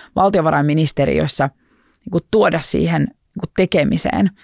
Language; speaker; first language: Finnish; native; Finnish